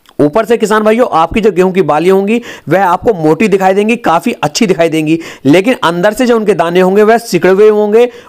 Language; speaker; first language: Hindi; native; Hindi